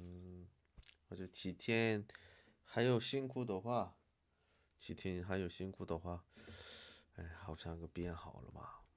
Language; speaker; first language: Chinese; non-native, learner; Korean